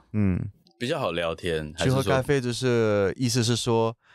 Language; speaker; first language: Chinese; non-native, fluent; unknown